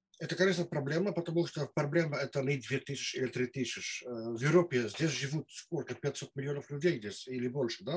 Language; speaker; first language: Russian; non-native, learner; Dutch